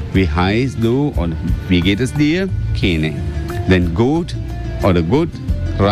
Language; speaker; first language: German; non-native, learner; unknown